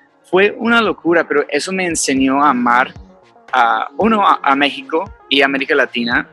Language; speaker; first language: Spanish; non-native, fluent; English